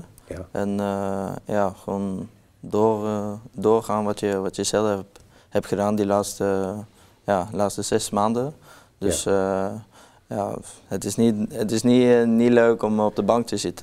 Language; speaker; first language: Dutch; non-native, learner; Norwegian